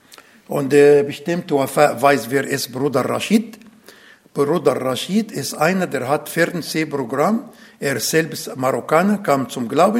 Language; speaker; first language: German; non-native, learner; Arabic